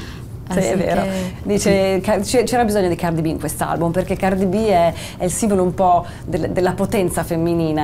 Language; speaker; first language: Italian; native; Italian